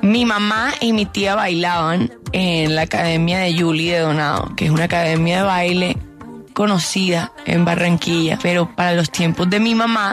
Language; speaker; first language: Spanish; native; Spanish